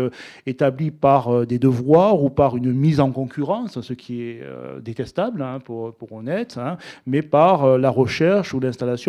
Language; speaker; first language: French; native; French